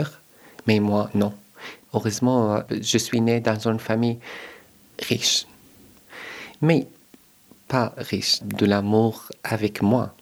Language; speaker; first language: French; non-native, learner; Arabic